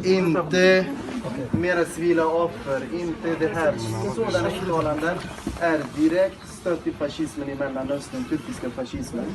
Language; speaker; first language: Swedish; non-native, fluent; Kurdish